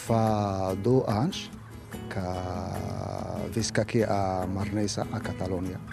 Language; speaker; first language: Catalan; non-native, learner; Spanish